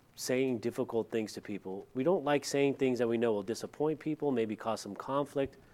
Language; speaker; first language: English; early bilingual, other home language; Dutch